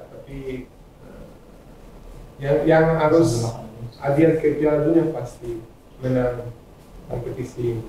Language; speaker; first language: Indonesian; non-native, fluent; Italian